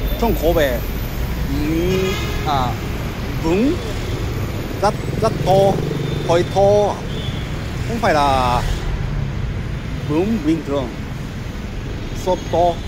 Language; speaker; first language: Vietnamese; non-native, learner; Japanese